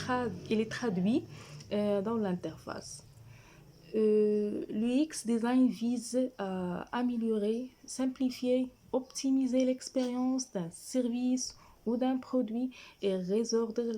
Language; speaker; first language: French; non-native, fluent; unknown